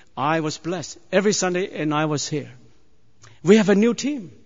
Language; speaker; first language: English; non-native, fluent; Chinese